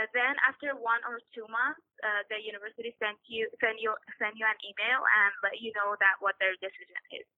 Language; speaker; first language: English; non-native, fluent; Persian